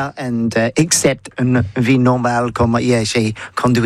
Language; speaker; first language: French; non-native, learner; English